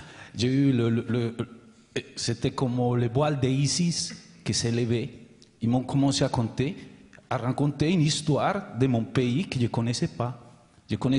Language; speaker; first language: French; non-native, learner; Spanish